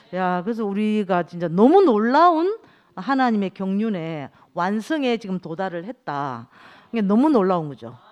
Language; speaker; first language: Korean; native; Korean